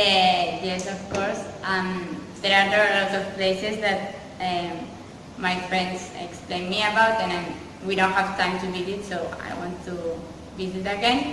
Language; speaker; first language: English; non-native, fluent; Spanish